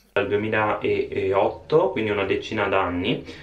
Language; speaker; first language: Italian; native; Italian